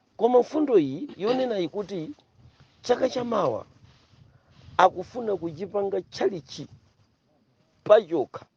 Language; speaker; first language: Nyanja; non-native, local second language; Tumbuka